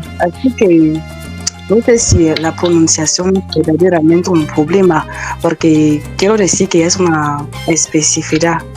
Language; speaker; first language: Spanish; non-native, fluent; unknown